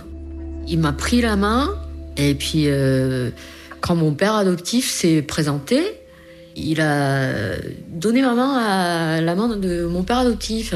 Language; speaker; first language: French; early bilingual, other home language; Korean